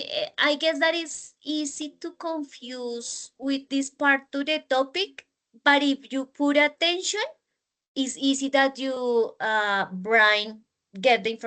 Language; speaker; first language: English; non-native, learner; Spanish